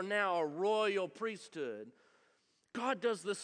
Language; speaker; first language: English; native; English